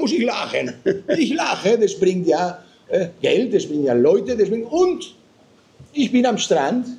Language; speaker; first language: German; non-native, fluent; Spanish